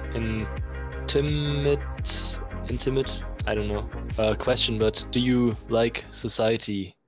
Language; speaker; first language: English; non-native, fluent; German